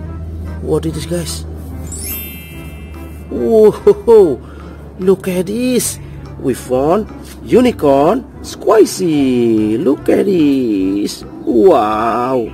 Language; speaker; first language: English; non-native, learner; Indonesian